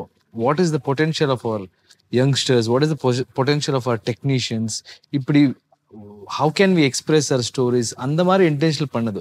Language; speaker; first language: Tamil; non-native, local second language; Kannada